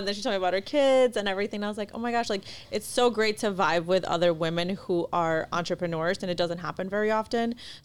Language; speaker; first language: English; non-native, fluent; Spanish